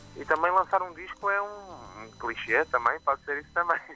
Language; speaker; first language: Portuguese; native; Portuguese